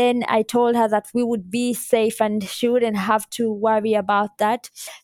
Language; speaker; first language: English; non-native, local second language; Ganda